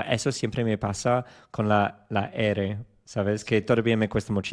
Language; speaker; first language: Spanish; non-native, fluent; English